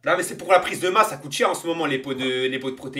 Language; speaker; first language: French; native; French